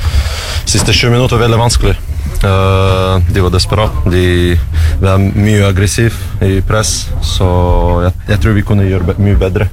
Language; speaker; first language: Norwegian; non-native, learner; Russian